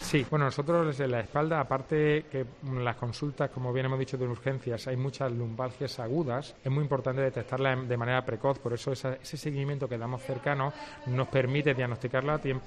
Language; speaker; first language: Spanish; native; Spanish